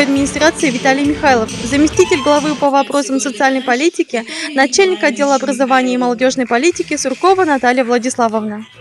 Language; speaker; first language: Russian; native; Russian